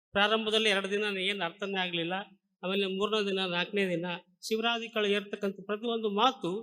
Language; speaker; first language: Kannada; native; Kannada